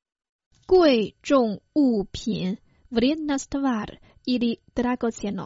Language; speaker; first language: Croatian; non-native, fluent; Chinese